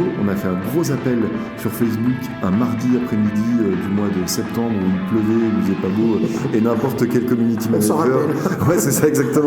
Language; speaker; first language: French; native; French